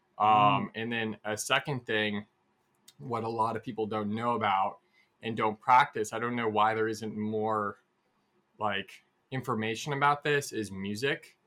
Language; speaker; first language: English; native; English